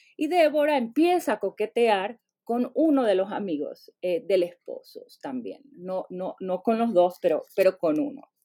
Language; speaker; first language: Spanish; native; Spanish